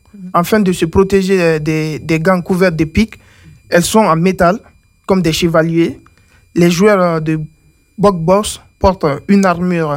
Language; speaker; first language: French; native; French